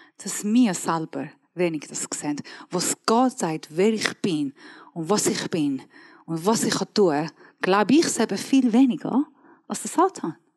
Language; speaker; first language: German; non-native, fluent; Persian